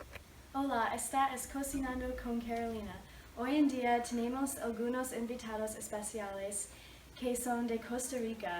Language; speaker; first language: Spanish; non-native, learner; English